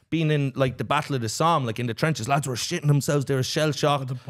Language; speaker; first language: English; native; English